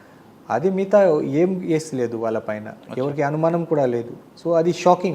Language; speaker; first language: Telugu; non-native, fluent; Marathi